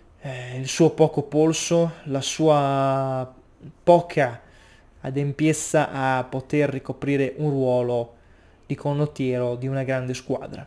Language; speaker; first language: Italian; native; Italian